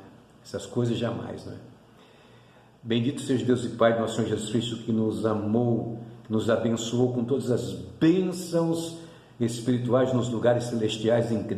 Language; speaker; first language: Portuguese; native; Portuguese